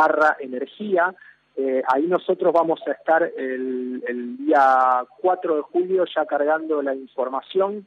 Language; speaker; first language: Spanish; native; Spanish